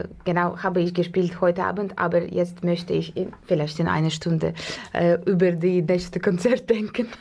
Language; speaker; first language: German; non-native, learner; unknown